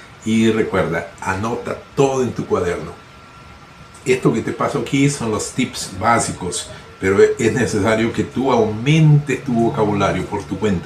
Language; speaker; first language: Spanish; non-native, fluent; Portuguese